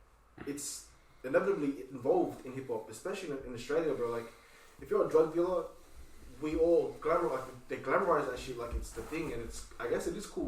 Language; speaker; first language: English; native; English